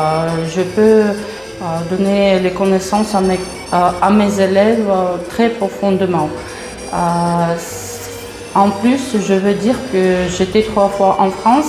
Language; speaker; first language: French; non-native, fluent; Russian